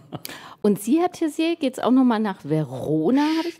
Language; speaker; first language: German; native; German